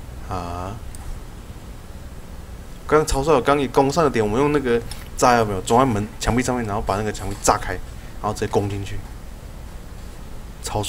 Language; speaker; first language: Chinese; native; Chinese